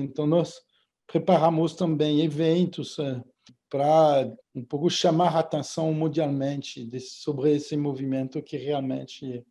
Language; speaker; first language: Portuguese; non-native, fluent; French